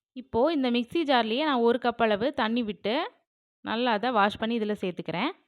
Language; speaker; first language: Tamil; native; Tamil